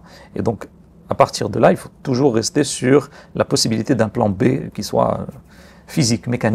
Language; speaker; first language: French; non-native, local second language; Arabic